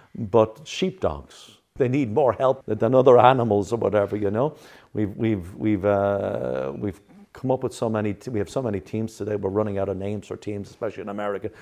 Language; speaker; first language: English; native; English